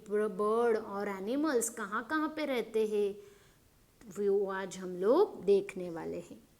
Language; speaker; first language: Hindi; non-native, local second language; Marathi